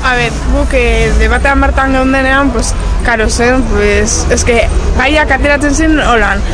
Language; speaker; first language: Basque; non-native, local second language; Spanish